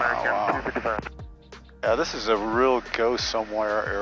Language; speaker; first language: English; native; English